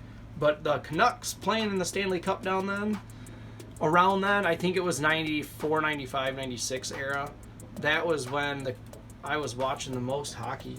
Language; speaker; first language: English; native; English